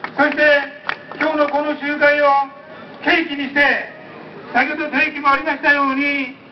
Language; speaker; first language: Japanese; native; Japanese